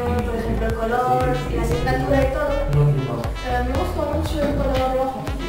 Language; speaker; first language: Spanish; non-native, learner; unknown